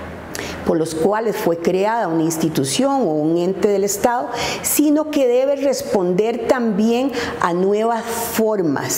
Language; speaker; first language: Spanish; native; Spanish